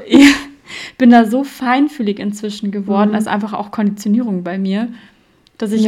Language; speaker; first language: German; native; German